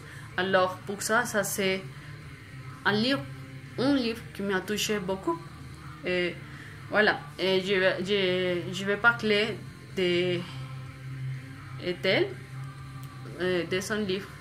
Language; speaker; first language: French; non-native, fluent; Spanish